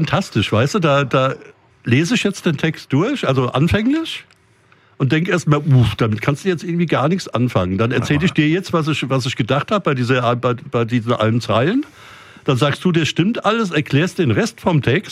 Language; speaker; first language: German; native; German